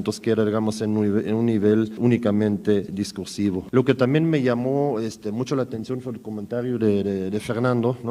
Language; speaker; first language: Spanish; native; Spanish